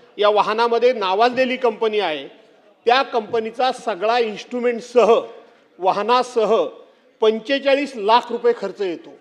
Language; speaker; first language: Marathi; native; Marathi